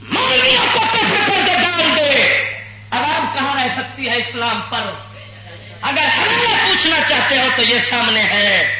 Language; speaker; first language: Urdu; non-native, local second language; Punjabi